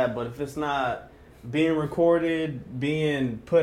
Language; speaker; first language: English; native; English